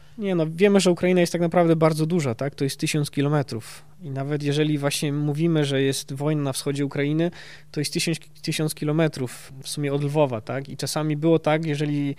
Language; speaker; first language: Polish; early bilingual, heritage; Polish